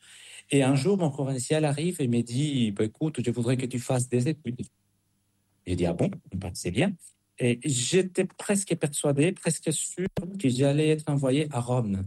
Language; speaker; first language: French; non-native, fluent; Spanish